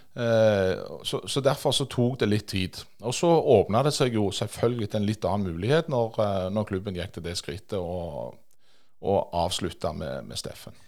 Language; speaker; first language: Norwegian; native; Norwegian